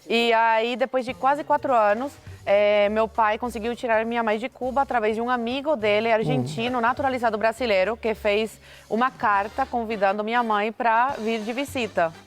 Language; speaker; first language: Portuguese; early bilingual, other home language; Spanish